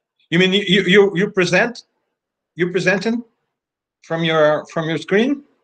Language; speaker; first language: English; non-native, fluent; Portuguese